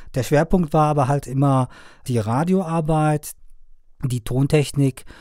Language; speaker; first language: German; non-native, fluent; Persian